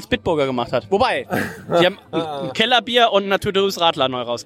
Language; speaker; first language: German; native; German